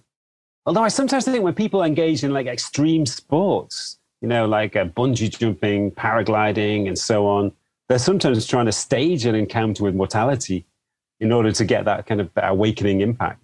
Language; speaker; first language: English; native; English